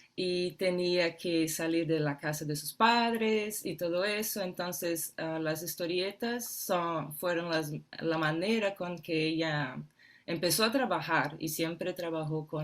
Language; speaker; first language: Spanish; non-native, fluent; Portuguese